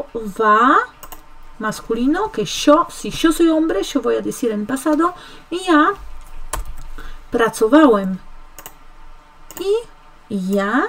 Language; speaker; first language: Spanish; non-native, fluent; Polish